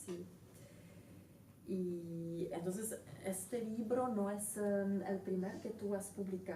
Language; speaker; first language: Spanish; non-native, fluent; Czech